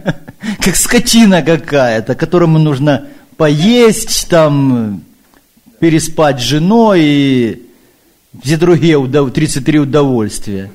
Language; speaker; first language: Russian; early bilingual, heritage; Ukrainian